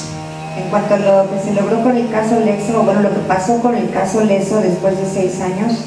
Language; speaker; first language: Spanish; native; Spanish